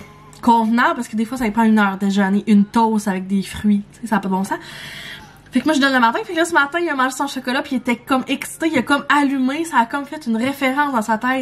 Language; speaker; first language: French; native; French